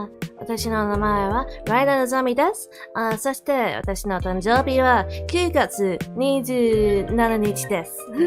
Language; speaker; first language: Japanese; non-native, learner; English